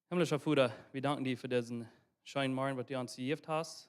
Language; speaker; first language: German; non-native, learner; Low German